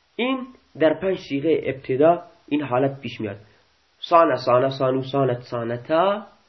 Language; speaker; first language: Persian; non-native, local second language; Baluchi